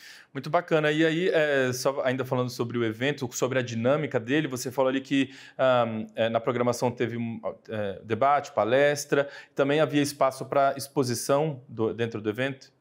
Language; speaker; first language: Portuguese; native; Portuguese